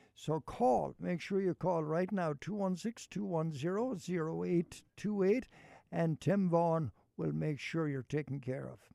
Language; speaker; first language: English; native; English